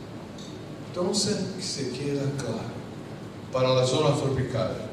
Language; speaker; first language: Spanish; non-native, fluent; Portuguese